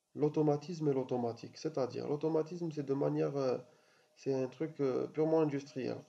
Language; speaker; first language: French; non-native, local second language; Arabic